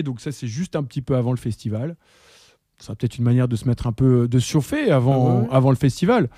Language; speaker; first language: French; native; French